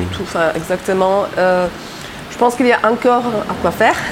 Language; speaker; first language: French; non-native, fluent; Czech